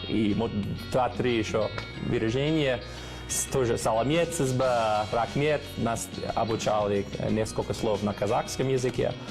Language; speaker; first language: Russian; non-native, fluent; English